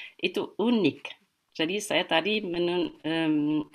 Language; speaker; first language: Indonesian; non-native, fluent; German